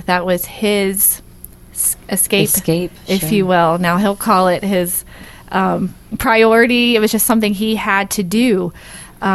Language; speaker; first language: English; native; English